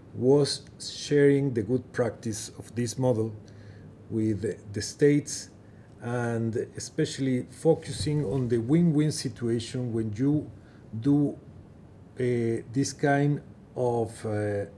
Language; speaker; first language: English; non-native, fluent; Persian